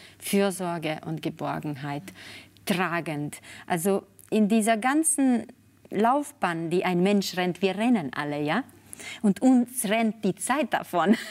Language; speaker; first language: German; non-native, fluent; Spanish